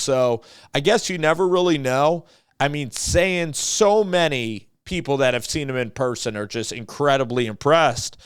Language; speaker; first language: English; native; English